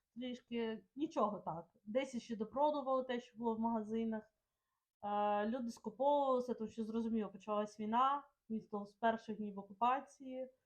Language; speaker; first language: Ukrainian; non-native, local second language; Russian